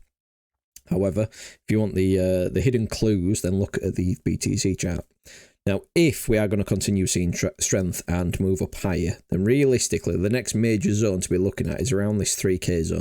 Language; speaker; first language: English; native; English